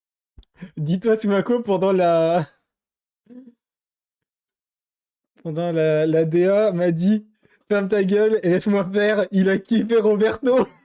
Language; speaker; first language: French; native; French